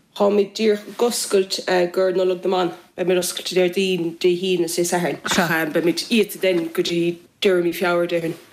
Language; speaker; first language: Irish; native; Irish